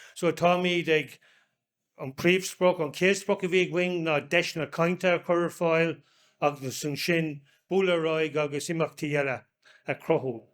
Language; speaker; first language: Irish; non-native, local second language; English